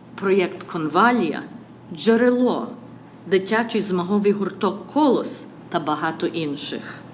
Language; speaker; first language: Ukrainian; early bilingual, other home language; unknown